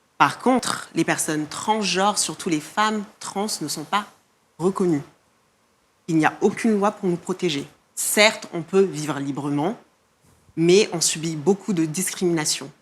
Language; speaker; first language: French; non-native, local second language; Malagasy